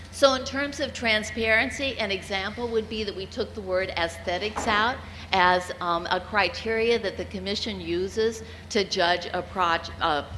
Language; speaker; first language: English; native; English